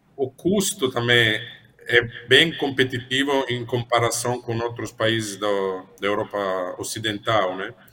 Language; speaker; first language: Portuguese; non-native, fluent; Italian